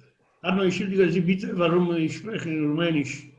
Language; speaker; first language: German; non-native, learner; Romanian